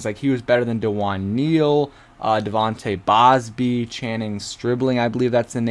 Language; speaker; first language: English; native; English